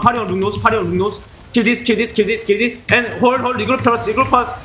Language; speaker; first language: English; non-native, learner; Korean